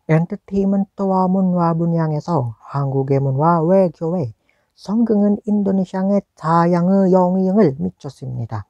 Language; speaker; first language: Korean; non-native, learner; Indonesian